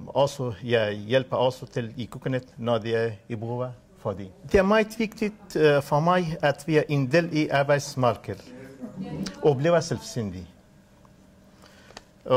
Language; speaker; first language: Danish; non-native, learner; Persian